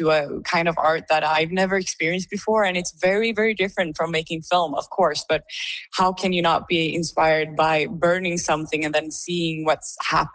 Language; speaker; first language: English; non-native, fluent; Swedish